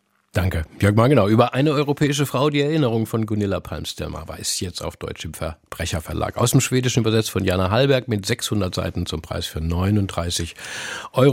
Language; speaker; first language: German; native; German